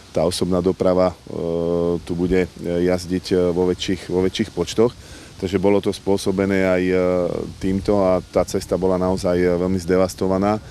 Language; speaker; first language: Slovak; native; Slovak